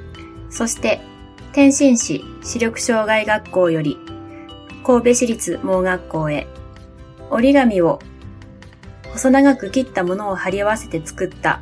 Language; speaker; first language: Japanese; native; Japanese